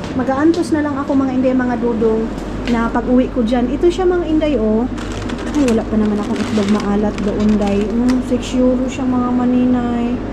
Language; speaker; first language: Filipino; non-native, local second language; Cebuano